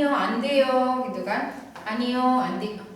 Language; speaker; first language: Korean; non-native, fluent; Indonesian